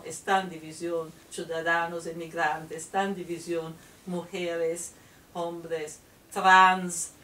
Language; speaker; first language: Spanish; non-native, fluent; Italian